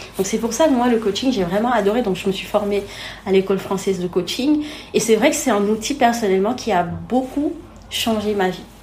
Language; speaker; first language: French; non-native, local second language; Wolof